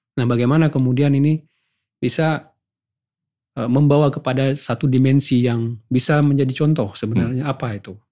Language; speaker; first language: Indonesian; non-native, local second language; Achinese